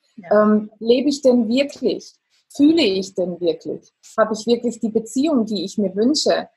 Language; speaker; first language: German; non-native, fluent; Italian